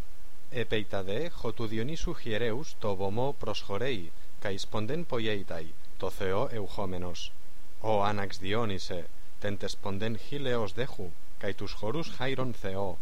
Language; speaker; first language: Greek; non-native, fluent; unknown